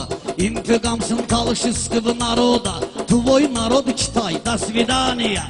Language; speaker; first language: Russian; non-native, learner; Talysh